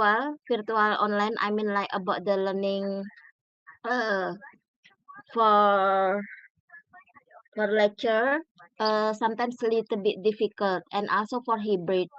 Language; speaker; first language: English; non-native, learner; Indonesian